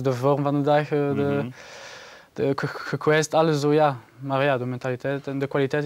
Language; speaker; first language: Dutch; non-native, learner; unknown